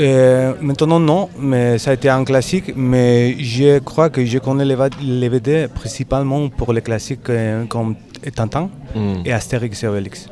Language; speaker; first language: French; non-native, learner; Spanish